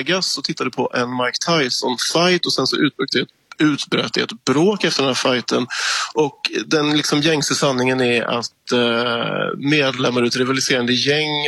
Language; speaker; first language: Swedish; native; Swedish